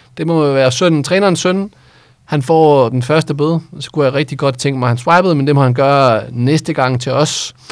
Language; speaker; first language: Danish; native; Danish